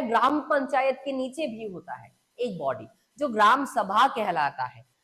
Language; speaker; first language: Hindi; non-native, local second language; Bangla